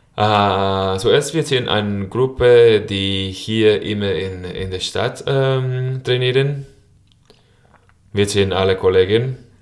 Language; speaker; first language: German; non-native, learner; Spanish